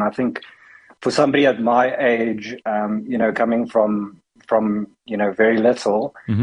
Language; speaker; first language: English; native; English